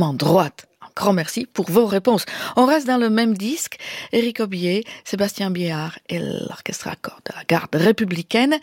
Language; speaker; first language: French; native; French